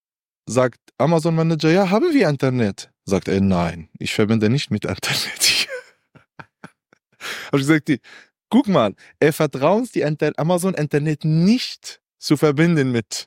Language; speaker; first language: German; non-native, learner; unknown